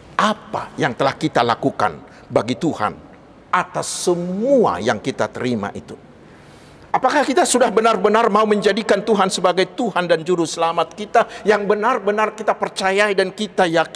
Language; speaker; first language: Indonesian; non-native, local second language; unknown